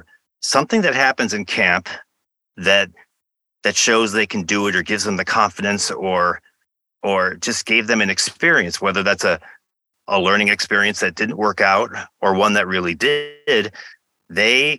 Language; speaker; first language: English; native; English